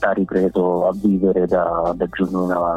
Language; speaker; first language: Italian; native; Italian